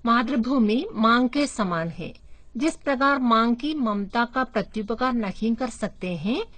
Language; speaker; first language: Hindi; non-native, local second language; Malayalam